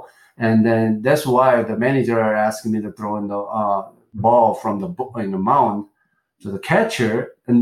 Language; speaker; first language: English; non-native, learner; Korean